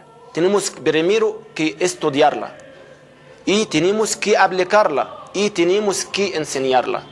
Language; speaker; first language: Spanish; non-native, fluent; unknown